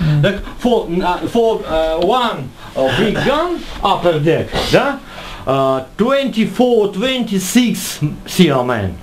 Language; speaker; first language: English; non-native, learner; Russian